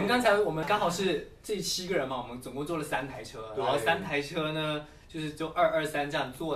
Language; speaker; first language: Chinese; native; Chinese